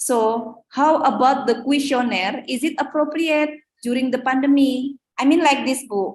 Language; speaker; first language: English; non-native, fluent; Indonesian